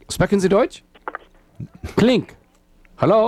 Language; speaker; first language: German; non-native, learner; English